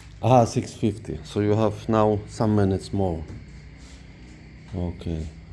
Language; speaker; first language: English; non-native, learner; Polish